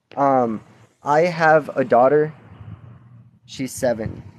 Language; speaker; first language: English; native; English